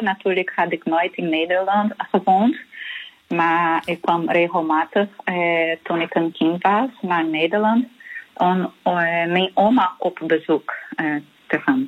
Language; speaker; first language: Dutch; non-native, fluent; Portuguese